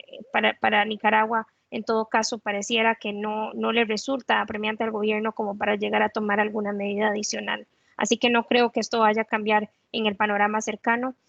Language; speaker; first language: Spanish; native; Spanish